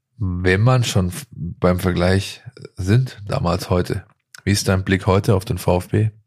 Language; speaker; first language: German; native; German